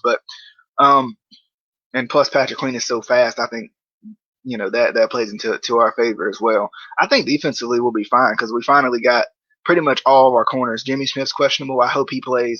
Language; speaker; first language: English; native; English